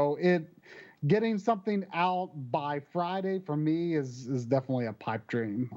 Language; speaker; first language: English; native; English